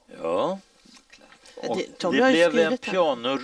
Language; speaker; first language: Swedish; native; Swedish